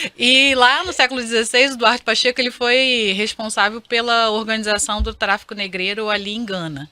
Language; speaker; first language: Portuguese; native; Portuguese